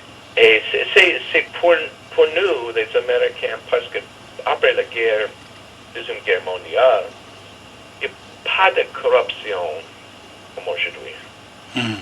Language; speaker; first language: French; non-native, learner; English